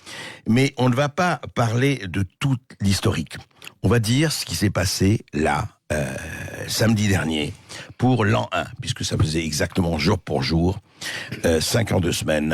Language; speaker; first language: French; native; French